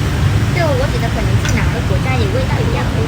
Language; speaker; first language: Chinese; non-native, learner; Vietnamese